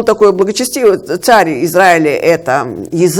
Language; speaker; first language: Russian; native; Russian